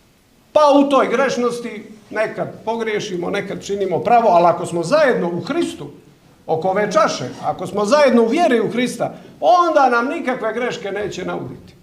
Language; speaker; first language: Croatian; native; Croatian